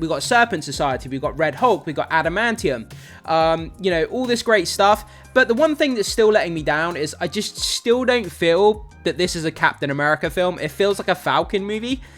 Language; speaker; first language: English; native; English